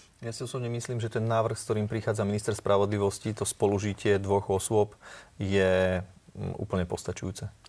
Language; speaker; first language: Slovak; native; Slovak